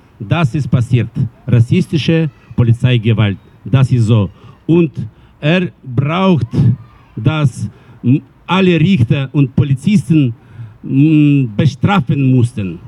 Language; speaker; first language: German; non-native, learner; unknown